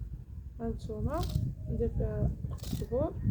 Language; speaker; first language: Arabic; native; Arabic